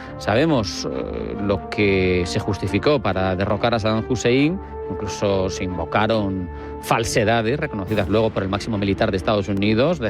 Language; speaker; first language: Spanish; native; Spanish